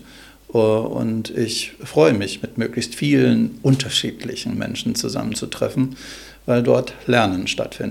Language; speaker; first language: German; native; German